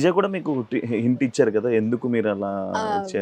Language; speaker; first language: Telugu; native; Telugu